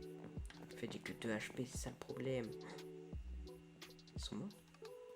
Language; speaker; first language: French; native; French